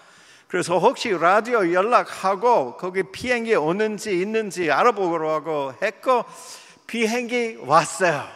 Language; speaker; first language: Korean; non-native, fluent; English